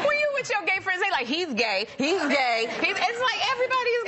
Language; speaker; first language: English; native; English